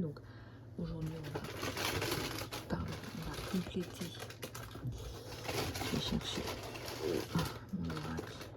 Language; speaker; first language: French; native; French